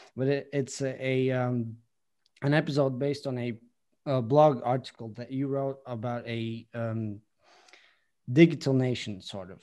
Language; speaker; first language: English; non-native, fluent; Latvian